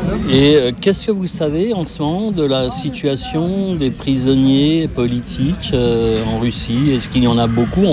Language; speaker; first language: French; native; French